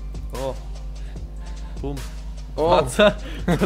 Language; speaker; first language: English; non-native, learner; Slovak